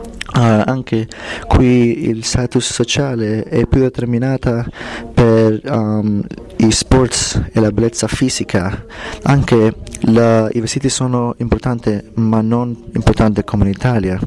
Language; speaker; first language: Italian; non-native, learner; English